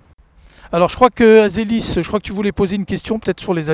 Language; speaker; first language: French; native; French